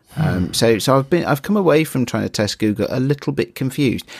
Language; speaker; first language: English; native; English